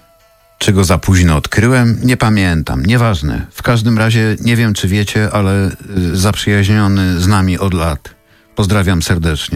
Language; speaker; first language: Polish; native; Polish